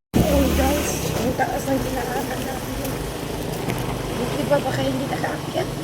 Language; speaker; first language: Filipino; non-native, local second language; Cebuano